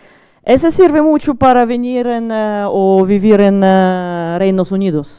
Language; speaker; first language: Spanish; non-native, learner; Russian